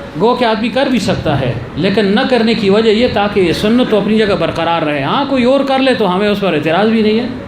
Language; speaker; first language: Urdu; non-native, local second language; Pashto